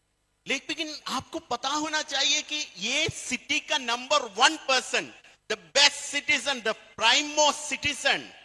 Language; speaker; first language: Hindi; non-native, fluent; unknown